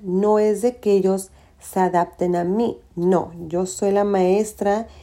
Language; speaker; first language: Spanish; early bilingual, heritage; Spanish